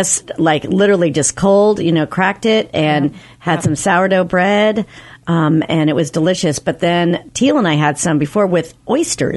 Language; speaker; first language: English; native; English